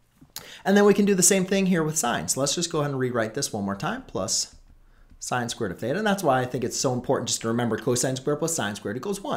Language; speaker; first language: English; native; English